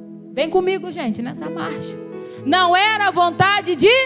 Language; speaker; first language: Portuguese; native; Portuguese